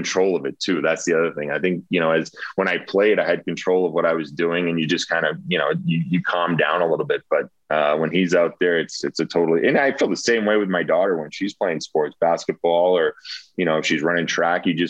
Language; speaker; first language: English; native; English